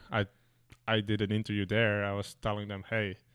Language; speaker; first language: English; non-native, fluent; German